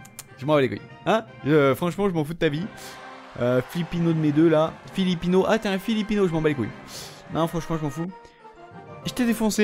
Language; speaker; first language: French; native; French